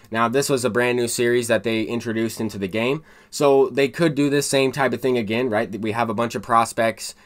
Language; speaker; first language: English; native; English